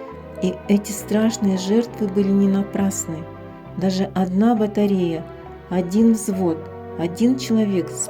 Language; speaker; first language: Russian; native; Russian